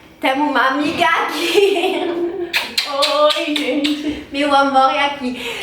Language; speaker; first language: Portuguese; non-native, learner; French